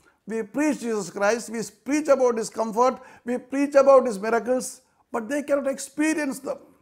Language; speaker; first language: English; non-native, local second language; Malayalam